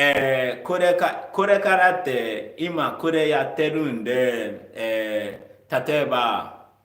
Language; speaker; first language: Japanese; non-native, learner; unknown